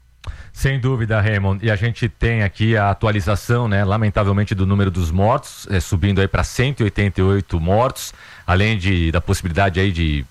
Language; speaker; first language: Portuguese; native; Portuguese